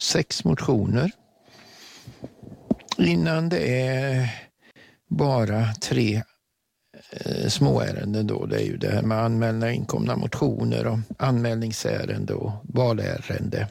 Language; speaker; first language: Swedish; native; Swedish